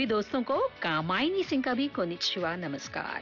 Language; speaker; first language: Hindi; native; Hindi